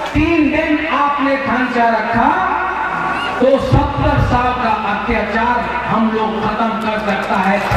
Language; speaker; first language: Hindi; non-native, local second language; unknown